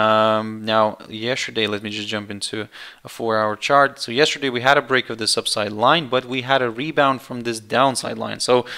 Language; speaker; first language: English; non-native, fluent; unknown